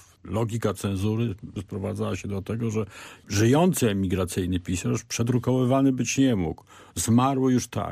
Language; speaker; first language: Polish; native; Polish